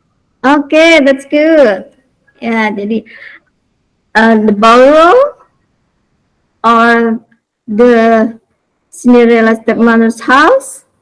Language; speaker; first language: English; non-native, learner; Indonesian